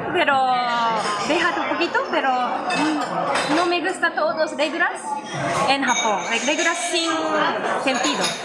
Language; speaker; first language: Spanish; non-native, learner; Japanese